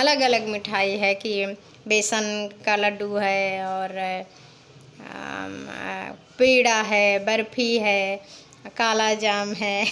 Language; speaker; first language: Hindi; native; Hindi